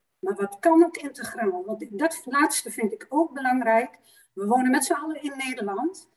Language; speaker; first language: Dutch; native; Dutch